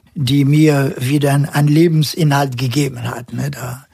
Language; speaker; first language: German; non-native, fluent; French